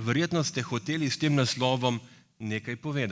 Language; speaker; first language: Slovenian; native; Slovenian